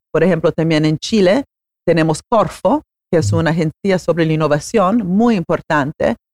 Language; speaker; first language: Spanish; non-native, fluent; Italian